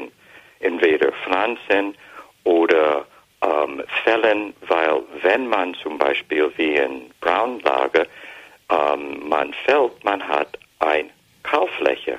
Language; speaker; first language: German; non-native, fluent; English